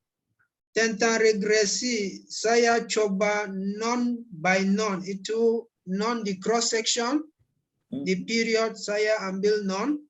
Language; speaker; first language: Indonesian; non-native, learner; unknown